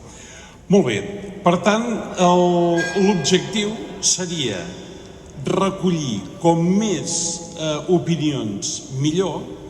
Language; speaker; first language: Catalan; native; Catalan